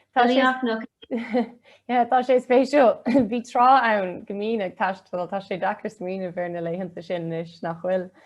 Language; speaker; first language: Irish; non-native, local second language; English